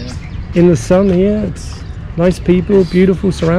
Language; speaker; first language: English; native; English